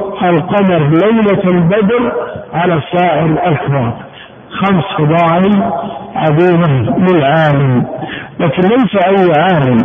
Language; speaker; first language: Arabic; native; Arabic